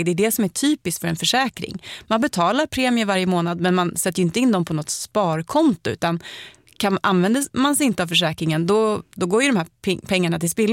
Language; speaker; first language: Swedish; native; Swedish